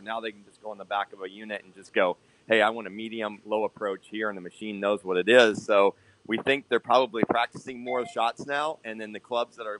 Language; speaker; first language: English; native; English